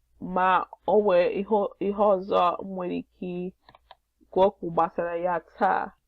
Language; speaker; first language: Igbo; non-native, learner; English